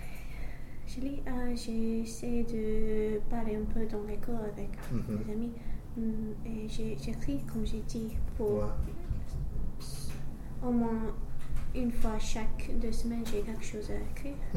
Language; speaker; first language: French; non-native, learner; English